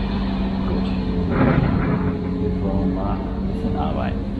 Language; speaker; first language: German; native; German